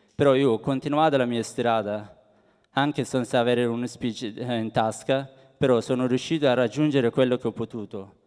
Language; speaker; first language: Italian; non-native, fluent; Persian